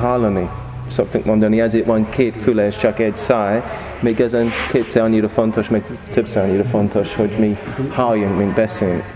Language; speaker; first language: Hungarian; non-native, learner; English